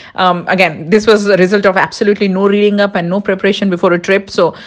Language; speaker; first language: English; non-native, local second language; Tulu